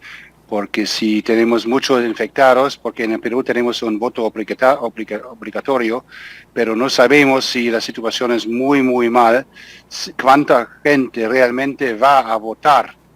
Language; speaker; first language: Spanish; non-native, fluent; German